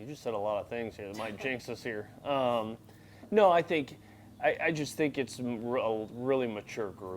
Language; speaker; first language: English; native; English